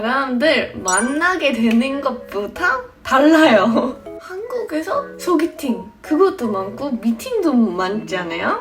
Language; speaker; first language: Korean; non-native, fluent; English